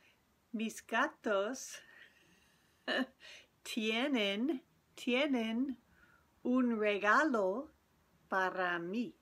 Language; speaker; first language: Spanish; non-native, learner; English